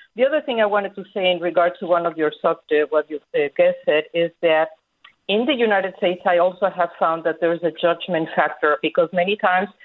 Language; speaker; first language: English; native; English